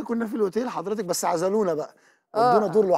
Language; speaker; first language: Arabic; native; Arabic